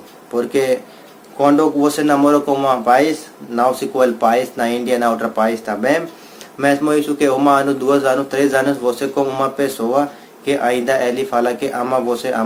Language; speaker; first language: Portuguese; non-native, learner; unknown